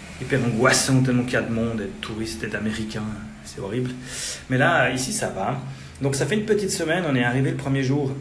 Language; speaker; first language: French; native; French